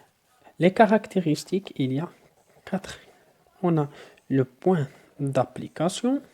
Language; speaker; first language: French; non-native, local second language; Arabic